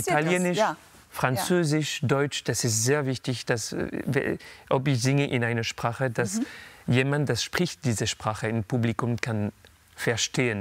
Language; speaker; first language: German; non-native, fluent; French